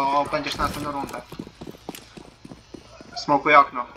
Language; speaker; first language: Polish; native; Polish